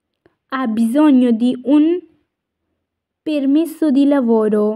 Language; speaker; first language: Italian; non-native, fluent; Urdu